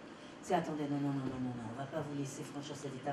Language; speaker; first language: French; native; French